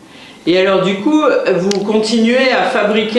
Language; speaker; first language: French; native; French